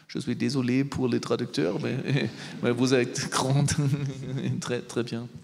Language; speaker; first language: French; non-native, learner; German